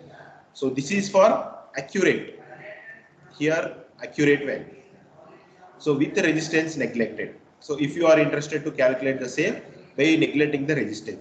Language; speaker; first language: English; non-native, local second language; Kannada